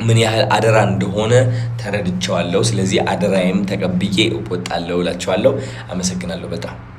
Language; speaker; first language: Amharic; non-native, local second language; Tigrinya